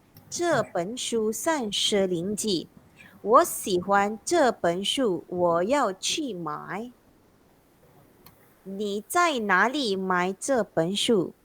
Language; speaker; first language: Chinese; non-native, local second language; Malay